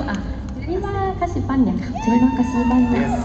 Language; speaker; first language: Indonesian; non-native, learner; Japanese